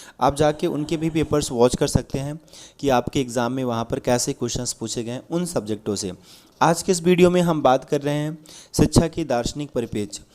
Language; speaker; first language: Hindi; native; Hindi